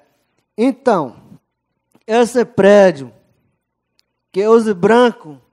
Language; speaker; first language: Portuguese; non-native, local second language; Yanomámi